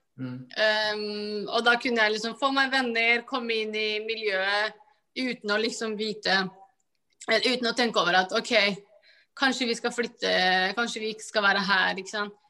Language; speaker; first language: Norwegian; early bilingual, other home language; Somali